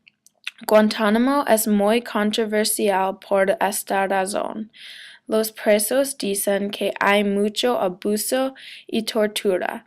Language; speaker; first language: Spanish; non-native, learner; English